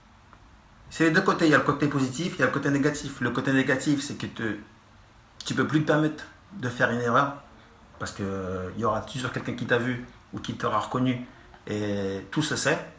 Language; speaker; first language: French; native; French